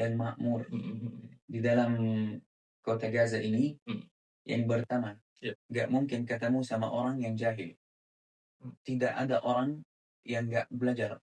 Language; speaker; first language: Indonesian; non-native, fluent; Arabic